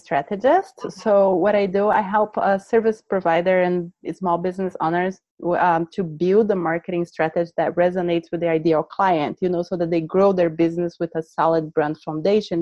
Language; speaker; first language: English; non-native, fluent; Portuguese